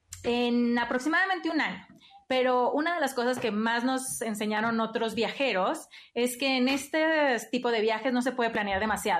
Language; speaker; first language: Spanish; native; Spanish